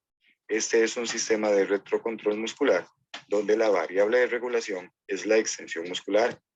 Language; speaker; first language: Spanish; native; Spanish